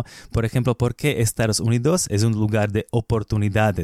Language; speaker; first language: Spanish; non-native, fluent; Slovak